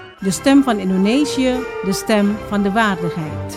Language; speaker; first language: Dutch; non-native, fluent; Indonesian